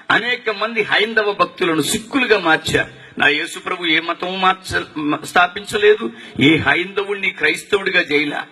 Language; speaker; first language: Telugu; non-native, local second language; Tamil